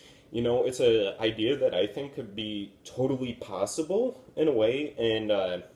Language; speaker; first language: English; native; English